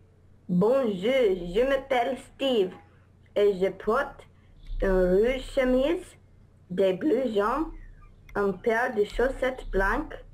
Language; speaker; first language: French; non-native, learner; English